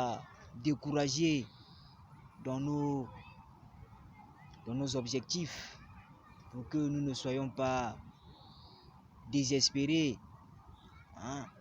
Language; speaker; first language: French; non-native, local second language; Lingala